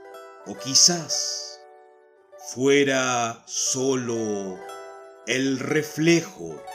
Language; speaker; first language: Spanish; native; Spanish